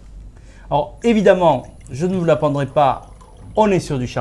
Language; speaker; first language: French; native; French